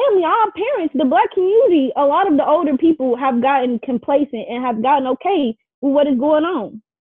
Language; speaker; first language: English; native; English